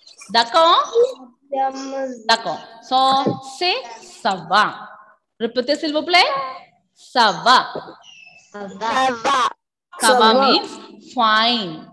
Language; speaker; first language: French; non-native, fluent; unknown